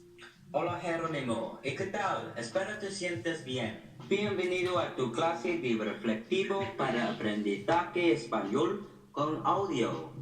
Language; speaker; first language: Spanish; non-native, learner; English